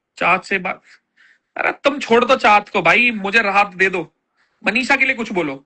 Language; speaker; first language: Hindi; native; Hindi